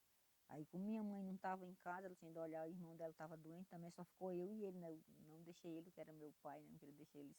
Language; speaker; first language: Portuguese; non-native, local second language; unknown